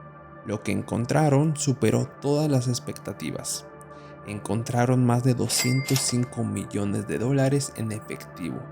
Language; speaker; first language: Spanish; native; Spanish